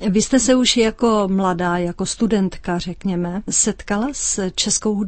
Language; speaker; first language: Czech; native; Czech